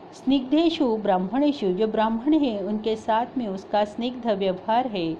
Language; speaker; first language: Hindi; non-native, local second language; Marathi